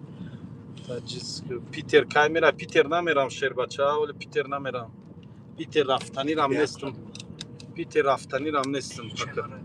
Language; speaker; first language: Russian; non-native, learner; Tajik